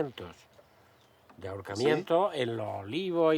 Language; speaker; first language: Spanish; native; Spanish